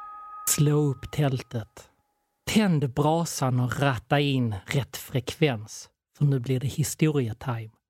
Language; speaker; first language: Swedish; native; Swedish